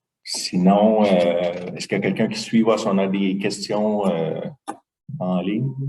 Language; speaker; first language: French; native; French